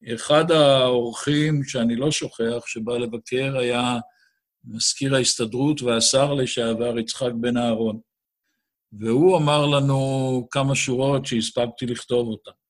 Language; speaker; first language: Hebrew; native; Hebrew